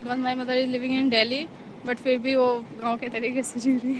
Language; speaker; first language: Hindi; native; Hindi